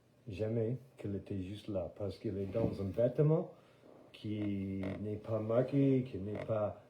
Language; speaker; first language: French; non-native, fluent; English